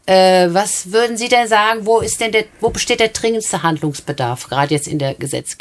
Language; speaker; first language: German; native; German